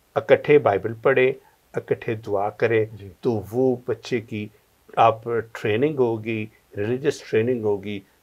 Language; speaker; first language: Urdu; non-native, local second language; Punjabi